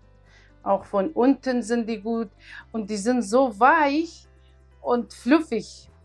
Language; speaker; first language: German; non-native, learner; Aramaic